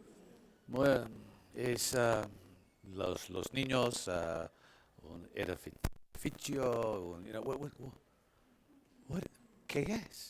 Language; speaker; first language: Spanish; non-native, learner; English